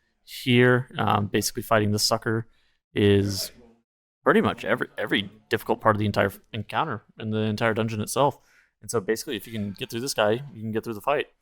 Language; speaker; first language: English; native; English